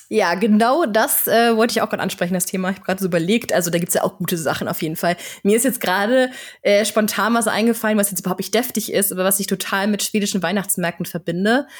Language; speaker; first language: German; native; German